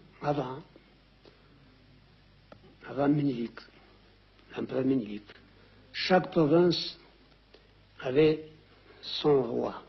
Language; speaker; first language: French; non-native, fluent; Amharic